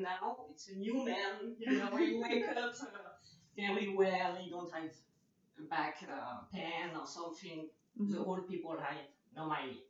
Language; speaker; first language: English; non-native, learner; French